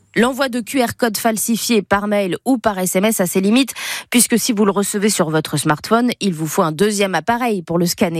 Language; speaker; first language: French; native; French